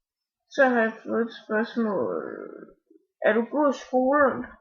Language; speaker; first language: Danish; native; Danish